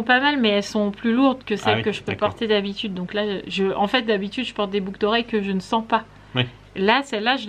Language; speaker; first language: French; native; French